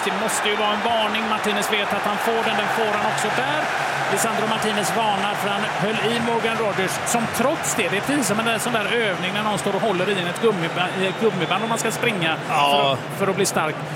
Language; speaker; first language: Swedish; native; Swedish